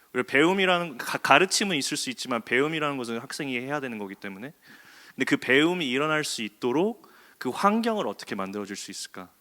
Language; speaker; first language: Korean; early bilingual, heritage; Korean